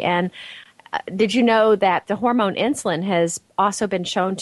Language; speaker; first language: English; native; English